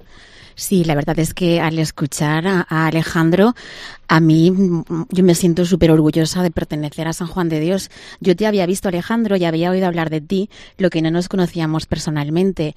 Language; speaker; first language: Spanish; native; Spanish